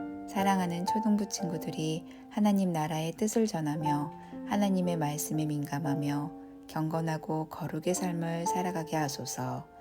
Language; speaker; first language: Korean; native; Korean